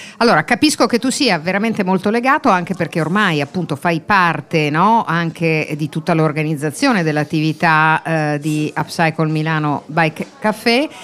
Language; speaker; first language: Italian; native; Italian